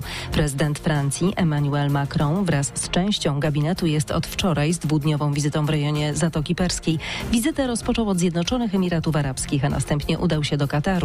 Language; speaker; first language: Polish; native; Polish